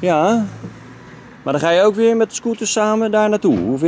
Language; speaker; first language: Dutch; native; Dutch